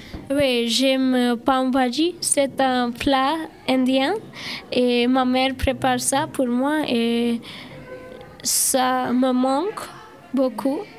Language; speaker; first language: French; non-native, learner; Gujarati